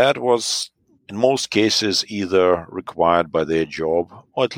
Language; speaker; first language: English; non-native, fluent; Russian